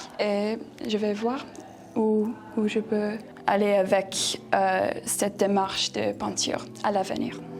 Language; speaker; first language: French; non-native, learner; English